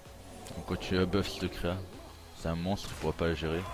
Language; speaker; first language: French; native; French